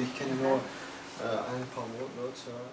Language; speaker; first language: German; non-native, learner; Russian